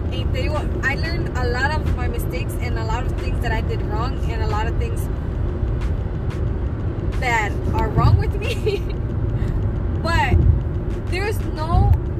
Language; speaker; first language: English; early bilingual, other home language; Spanish